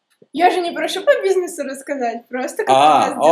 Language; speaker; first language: Russian; native; Russian